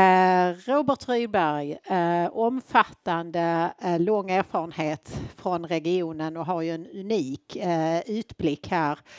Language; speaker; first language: Swedish; native; Swedish